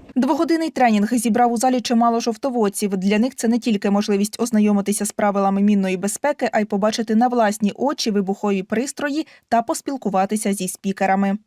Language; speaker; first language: Ukrainian; native; Ukrainian